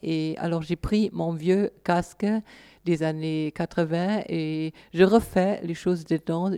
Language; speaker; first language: French; non-native, fluent; German